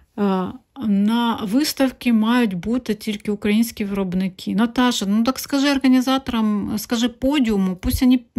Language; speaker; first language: Ukrainian; non-native, local second language; Russian